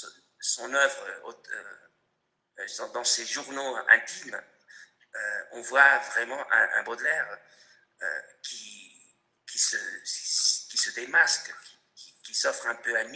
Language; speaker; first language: French; non-native, fluent; Spanish